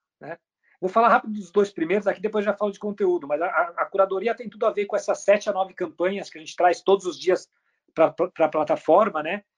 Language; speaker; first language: Portuguese; early bilingual, other home language; Spanish